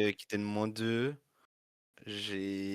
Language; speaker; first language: French; native; French